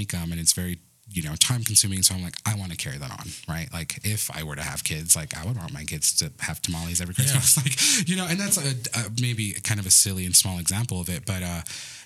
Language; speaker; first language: English; early bilingual, other home language; Spanish